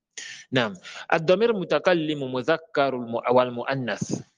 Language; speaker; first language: Arabic; non-native, fluent; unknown